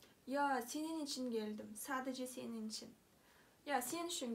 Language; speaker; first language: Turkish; non-native, fluent; Kazakh